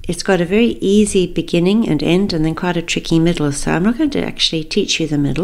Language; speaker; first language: English; native; English